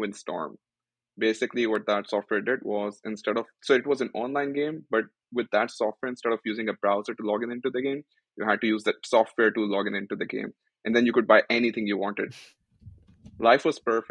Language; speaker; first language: English; non-native, local second language; Urdu